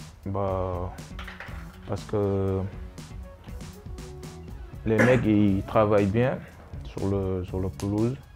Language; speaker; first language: French; non-native, local second language; Wolof